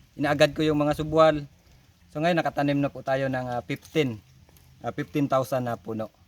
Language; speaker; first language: Filipino; non-native, local second language; Cebuano